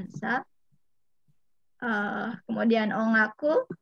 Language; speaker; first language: Indonesian; native; Indonesian